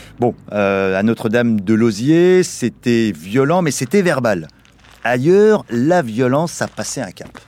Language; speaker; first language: French; native; French